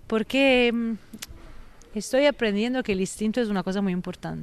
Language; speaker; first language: Spanish; non-native, fluent; Italian